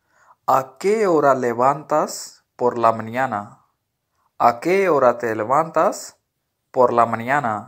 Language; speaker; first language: Spanish; non-native, learner; Urdu